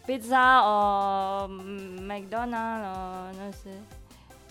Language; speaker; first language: Catalan; non-native, learner; Indonesian